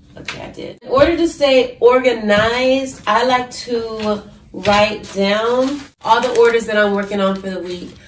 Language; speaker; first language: English; native; English